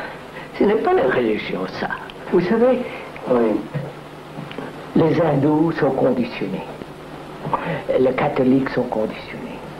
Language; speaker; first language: French; non-native, fluent; Telugu